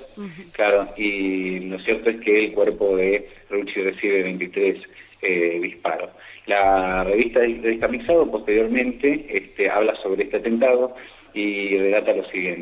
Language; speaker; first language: Spanish; native; Spanish